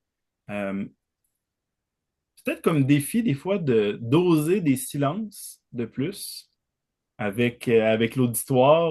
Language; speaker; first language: French; native; French